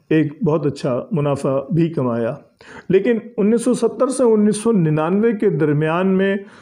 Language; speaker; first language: Urdu; native; Urdu